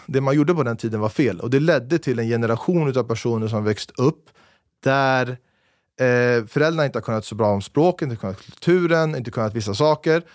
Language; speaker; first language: Swedish; native; Swedish